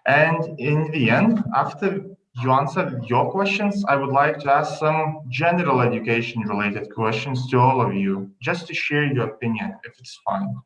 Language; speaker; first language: English; non-native, fluent; Lithuanian